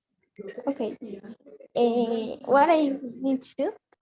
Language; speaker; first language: English; non-native, learner; Spanish